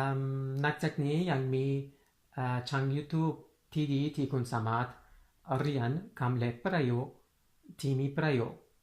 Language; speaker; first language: Thai; non-native, fluent; Persian